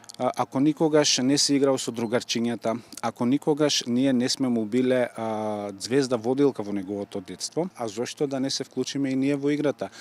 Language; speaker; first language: Macedonian; non-native, local second language; Turkish